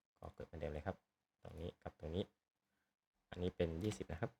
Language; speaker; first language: Thai; native; Thai